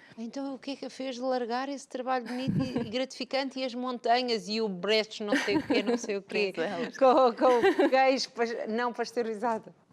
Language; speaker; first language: Portuguese; native; Portuguese